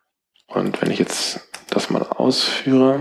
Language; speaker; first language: German; native; German